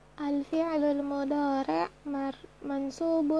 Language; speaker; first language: Arabic; non-native, learner; Indonesian